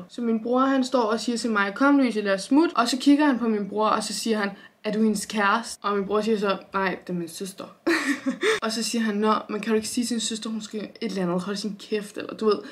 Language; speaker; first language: Danish; native; Danish